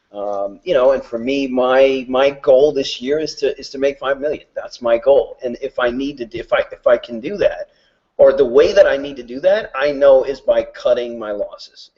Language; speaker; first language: English; native; English